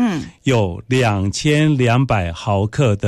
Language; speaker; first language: Chinese; native; Chinese